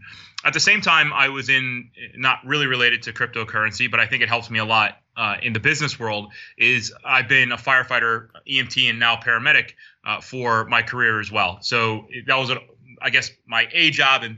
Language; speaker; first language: English; native; English